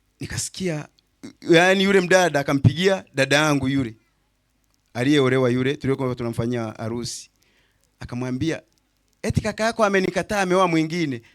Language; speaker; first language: Swahili; native; Swahili